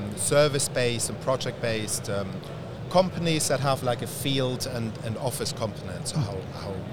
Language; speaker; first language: English; non-native, fluent; German